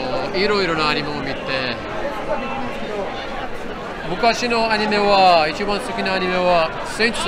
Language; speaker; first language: Japanese; non-native, learner; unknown